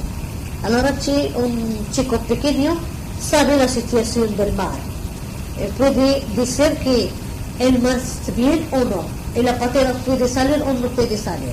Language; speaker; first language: Spanish; non-native, learner; Arabic